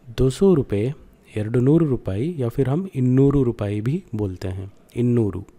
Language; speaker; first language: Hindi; non-native, local second language; Kannada